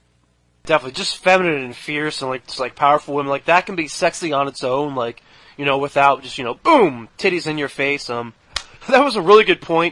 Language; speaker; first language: English; native; English